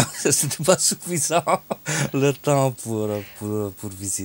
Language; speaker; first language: French; non-native, fluent; Italian